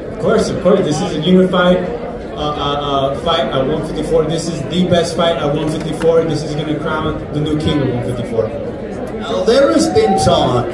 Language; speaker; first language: English; native; English